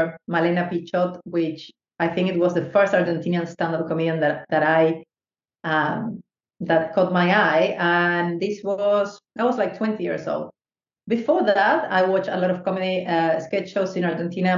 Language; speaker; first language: English; non-native, fluent; Spanish